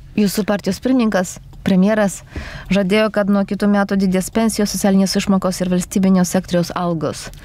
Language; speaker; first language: Lithuanian; non-native, local second language; Polish